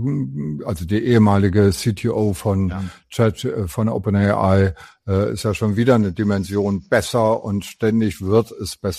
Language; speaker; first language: German; native; German